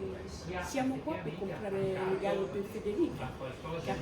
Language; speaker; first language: Italian; non-native, learner; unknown